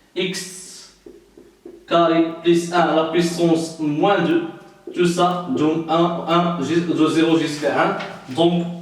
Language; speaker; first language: French; non-native, local second language; Arabic